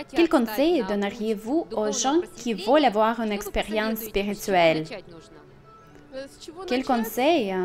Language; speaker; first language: French; non-native, fluent; Russian